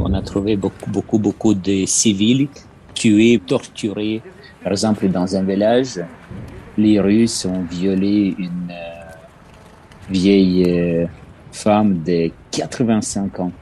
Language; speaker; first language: French; non-native, learner; Ukrainian